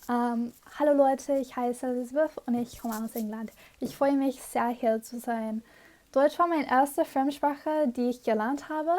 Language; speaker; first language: German; non-native, fluent; English